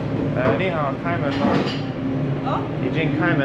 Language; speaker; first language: Chinese; non-native, learner; English